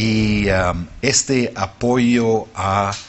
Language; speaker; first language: Spanish; non-native, fluent; German